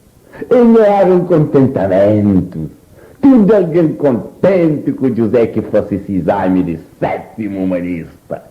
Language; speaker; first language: Portuguese; non-native, local second language; Kabuverdianu